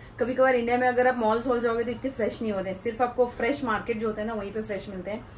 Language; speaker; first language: Hindi; non-native, local second language; Marathi